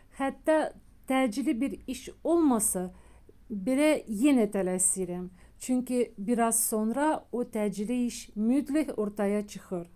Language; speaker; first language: Azerbaijani; native; Azerbaijani